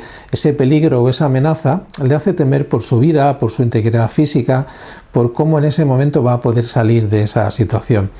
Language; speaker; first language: Spanish; native; Spanish